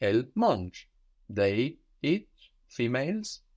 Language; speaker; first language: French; non-native, fluent; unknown